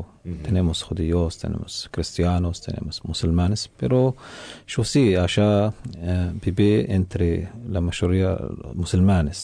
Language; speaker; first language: Spanish; non-native, local second language; Arabic